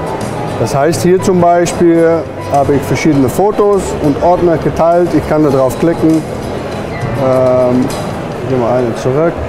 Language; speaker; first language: German; non-native, fluent; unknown